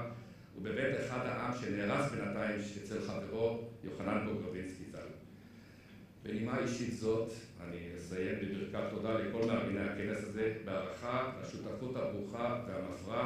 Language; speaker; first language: Hebrew; native; Hebrew